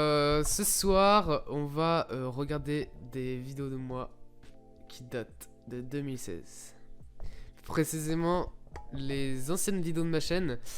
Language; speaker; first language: French; native; French